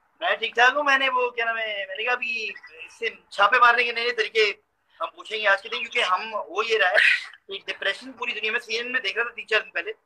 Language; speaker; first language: Urdu; native; Urdu